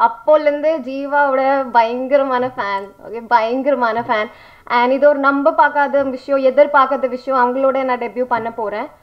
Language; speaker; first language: Tamil; non-native, fluent; Hindi